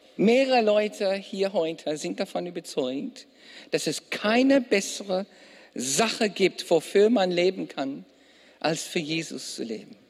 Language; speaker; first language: German; non-native, fluent; English